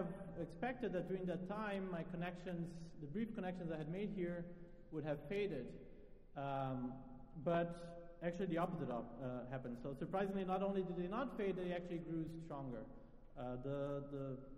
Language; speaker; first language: English; non-native, fluent; Portuguese